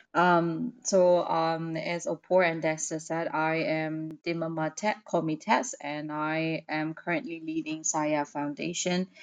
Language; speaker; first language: English; non-native, fluent; Burmese